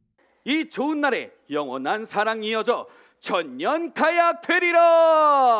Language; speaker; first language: Korean; native; Korean